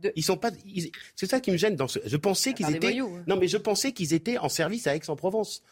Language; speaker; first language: French; native; French